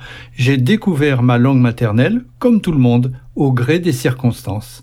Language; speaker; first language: French; native; French